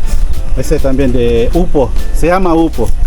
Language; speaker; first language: Spanish; non-native, learner; Filipino